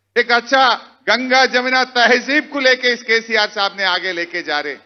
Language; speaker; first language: Hindi; non-native, local second language; Telugu